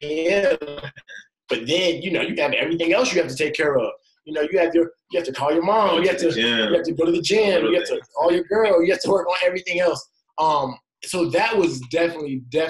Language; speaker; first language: English; native; English